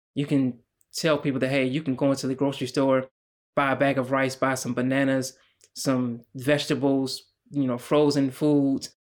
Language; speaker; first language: English; native; English